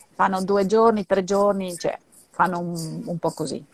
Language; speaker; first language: Italian; non-native, fluent; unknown